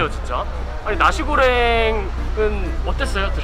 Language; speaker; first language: Korean; native; Korean